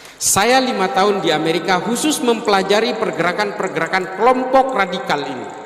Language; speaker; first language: Indonesian; non-native, local second language; Madurese